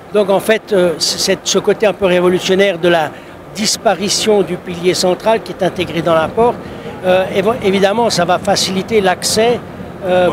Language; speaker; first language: French; native; French